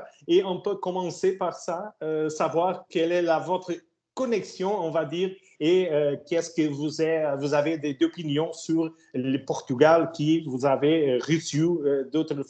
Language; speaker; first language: French; non-native, learner; Portuguese